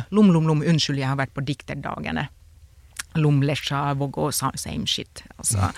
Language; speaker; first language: Norwegian; non-native, fluent; Finnish